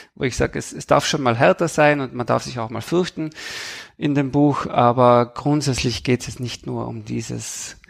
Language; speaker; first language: German; native; German